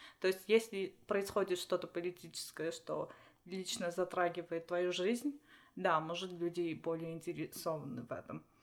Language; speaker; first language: Russian; non-native, local second language; Armenian